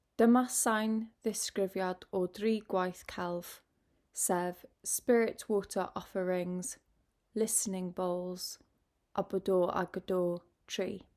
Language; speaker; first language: Welsh; non-native, local second language; English